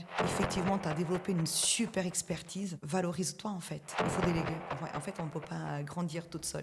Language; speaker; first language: French; native; French